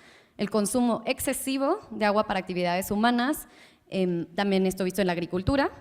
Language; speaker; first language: Spanish; native; Spanish